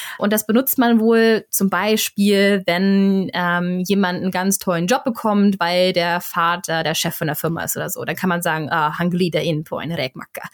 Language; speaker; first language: German; native; German